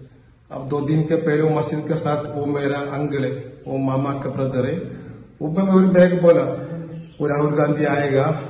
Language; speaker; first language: Hindi; non-native, local second language; Malayalam